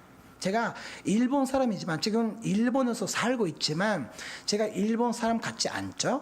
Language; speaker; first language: Korean; non-native, fluent; Japanese